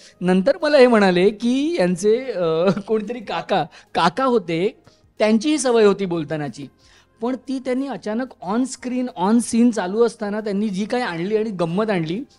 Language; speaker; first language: Marathi; native; Marathi